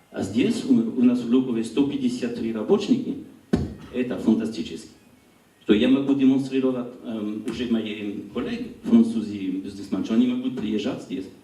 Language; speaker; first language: Russian; non-native, learner; French